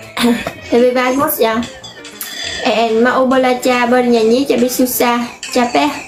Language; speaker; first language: Indonesian; non-native, learner; Vietnamese